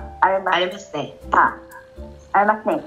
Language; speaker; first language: Japanese; non-native, fluent; Filipino